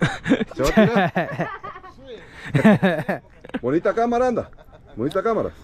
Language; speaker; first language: Spanish; native; Spanish